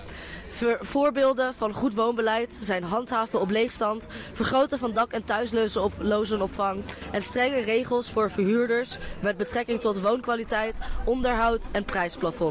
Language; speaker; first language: Dutch; native; Dutch